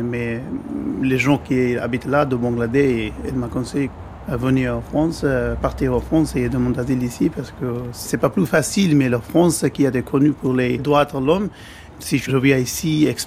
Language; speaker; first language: French; non-native, learner; Bangla